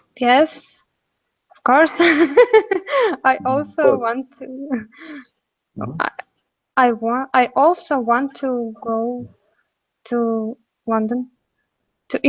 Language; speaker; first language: English; non-native, learner; Russian